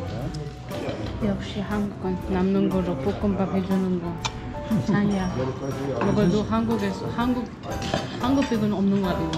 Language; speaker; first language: Korean; non-native, fluent; Uzbek